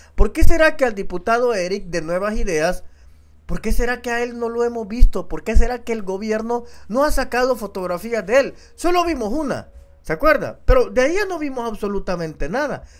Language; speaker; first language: Spanish; native; Spanish